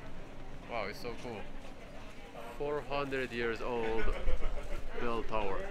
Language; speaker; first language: English; non-native, fluent; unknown